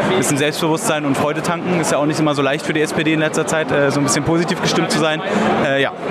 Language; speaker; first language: German; native; German